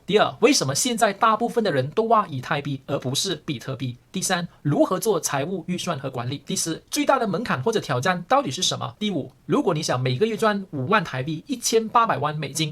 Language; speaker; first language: Chinese; early bilingual, heritage; Chinese